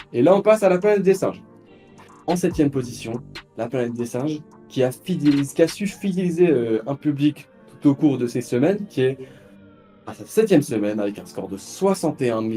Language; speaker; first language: French; native; French